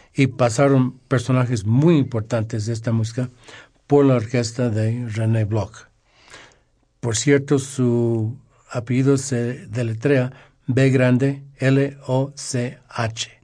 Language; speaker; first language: Spanish; early bilingual, heritage; Spanish